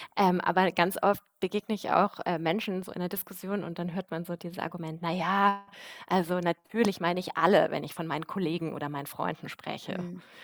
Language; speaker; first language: German; native; German